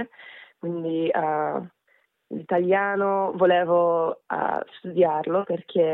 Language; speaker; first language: Italian; non-native, fluent; Korean